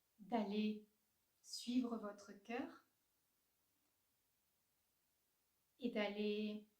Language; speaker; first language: French; native; French